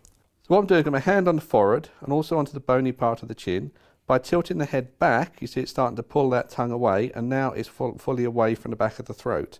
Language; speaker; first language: English; native; English